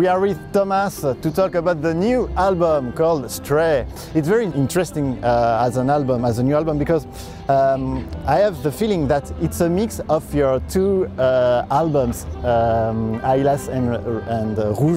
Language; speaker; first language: English; non-native, learner; French